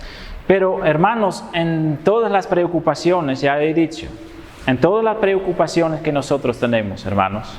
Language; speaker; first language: Spanish; non-native, fluent; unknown